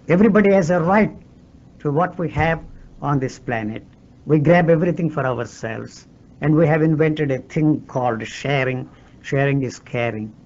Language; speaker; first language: English; non-native, local second language; Telugu